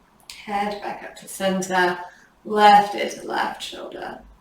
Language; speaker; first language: English; native; English